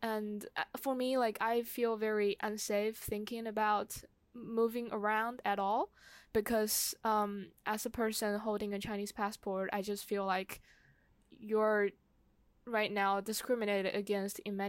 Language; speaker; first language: English; non-native, fluent; Chinese